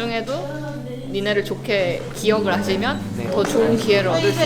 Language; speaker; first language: Korean; native; Korean